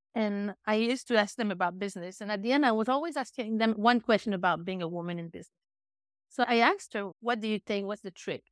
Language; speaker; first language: English; native; English